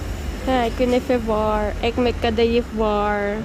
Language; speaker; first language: Turkish; non-native, learner; Filipino